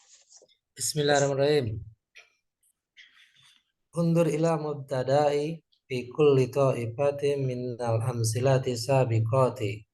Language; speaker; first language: Arabic; non-native, learner; Indonesian